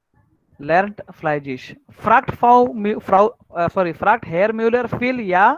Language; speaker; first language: German; non-native, learner; Marathi